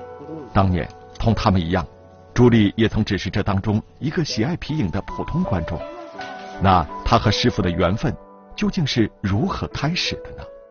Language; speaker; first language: Chinese; native; Chinese